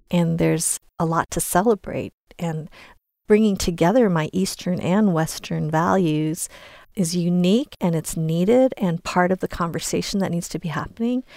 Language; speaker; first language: English; native; English